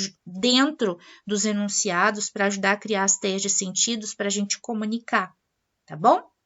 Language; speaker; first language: Portuguese; native; Portuguese